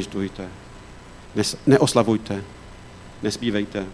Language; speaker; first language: Czech; non-native, fluent; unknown